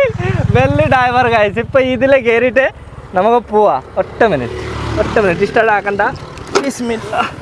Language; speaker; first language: Malayalam; non-native, learner; Bangla